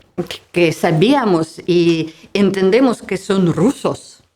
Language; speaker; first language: Spanish; non-native, learner; Russian